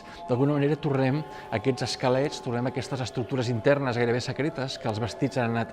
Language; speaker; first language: Catalan; native; Catalan